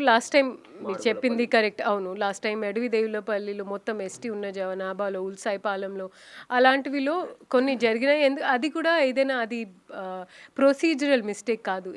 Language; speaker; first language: Telugu; non-native, fluent; Hindi